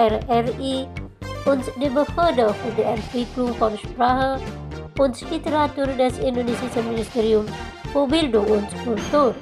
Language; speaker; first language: German; non-native, fluent; Indonesian